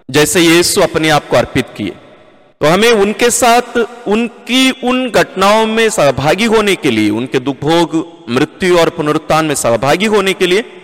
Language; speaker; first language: Hindi; non-native, local second language; Malayalam